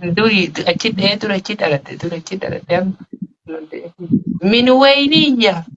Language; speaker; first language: Arabic; non-native, learner; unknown